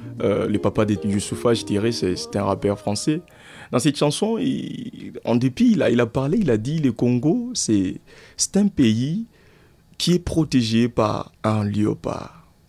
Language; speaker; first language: French; non-native, local second language; Lingala